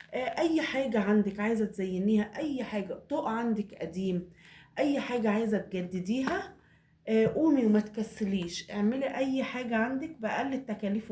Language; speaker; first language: Arabic; native; Arabic